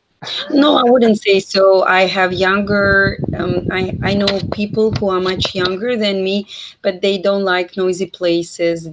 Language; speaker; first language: English; non-native, fluent; Russian